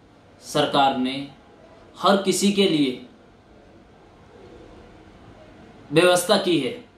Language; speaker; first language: Hindi; native; Hindi